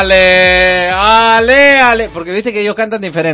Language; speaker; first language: Spanish; native; Spanish